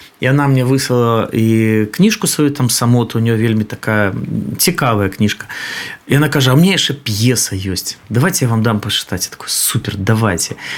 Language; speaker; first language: Belarusian; non-native, local second language; Russian